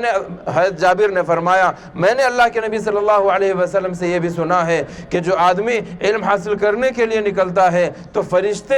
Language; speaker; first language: Urdu; native; Urdu